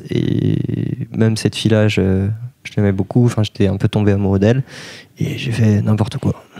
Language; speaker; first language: French; native; French